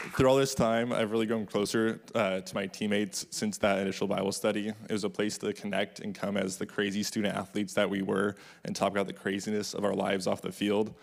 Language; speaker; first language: English; native; English